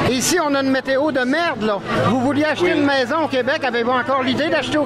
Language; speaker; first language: French; native; French